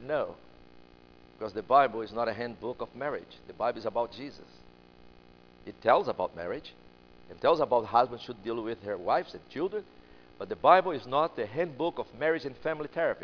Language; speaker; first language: English; non-native, fluent; Portuguese